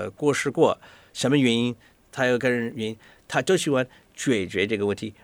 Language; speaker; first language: Chinese; non-native, fluent; English